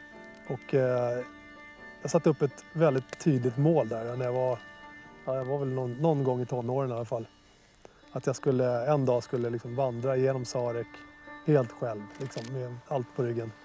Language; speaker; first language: Swedish; native; Swedish